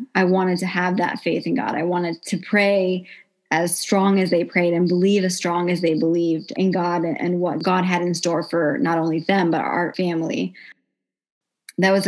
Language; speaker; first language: English; native; English